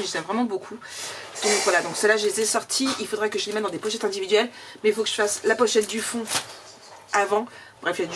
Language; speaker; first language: French; native; French